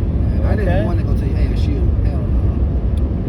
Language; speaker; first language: English; native; English